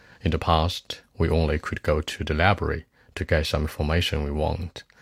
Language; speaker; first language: English; non-native, fluent; Chinese